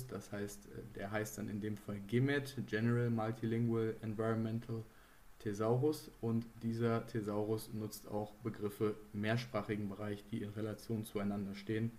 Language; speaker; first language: German; native; German